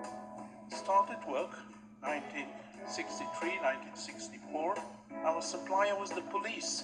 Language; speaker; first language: English; non-native, fluent; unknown